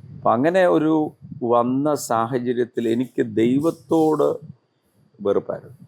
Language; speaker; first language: Malayalam; early bilingual, other home language; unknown